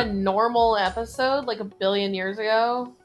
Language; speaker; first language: English; native; English